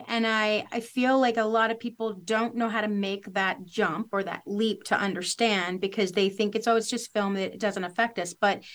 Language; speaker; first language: English; native; English